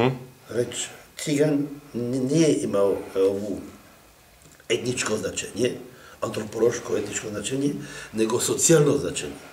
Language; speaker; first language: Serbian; non-native, fluent; French